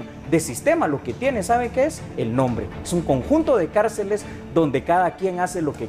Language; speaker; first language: Spanish; native; Spanish